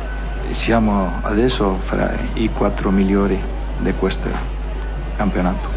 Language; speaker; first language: Italian; non-native, fluent; Spanish